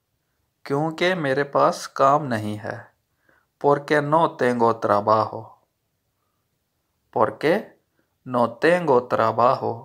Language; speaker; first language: Spanish; non-native, learner; Urdu